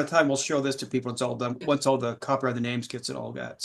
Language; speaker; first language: English; native; English